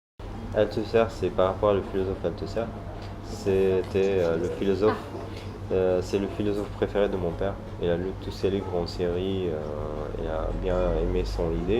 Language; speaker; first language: French; non-native, learner; Arabic